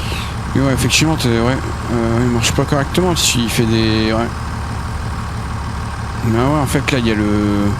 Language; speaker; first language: French; native; French